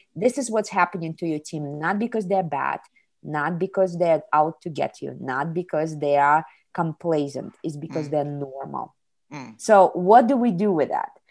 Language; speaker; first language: English; non-native, fluent; Kazakh